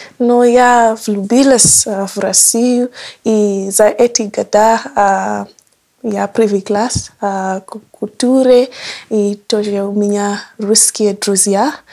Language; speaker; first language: Russian; non-native, learner; English